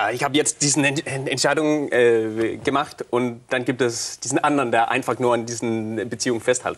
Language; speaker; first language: German; non-native, fluent; Danish